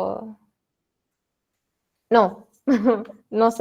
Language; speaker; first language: Spanish; non-native, learner; Arabic